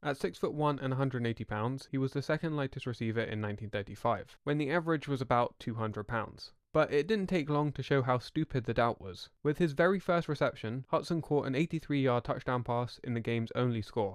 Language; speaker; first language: English; native; English